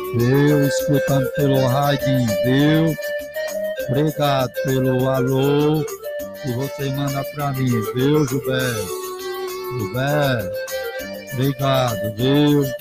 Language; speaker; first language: Portuguese; native; Portuguese